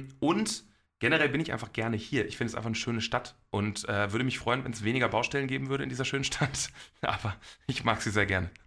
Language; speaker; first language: German; early bilingual, other home language; Polish